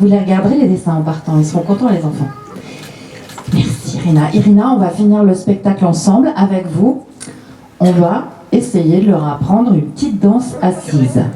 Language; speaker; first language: French; native; French